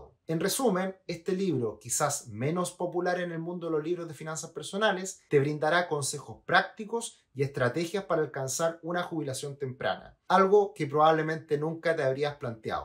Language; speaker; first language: Spanish; native; Spanish